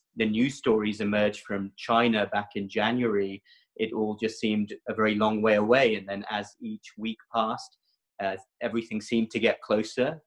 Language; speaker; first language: English; native; English